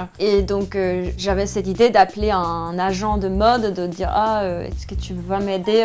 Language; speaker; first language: French; non-native, fluent; Danish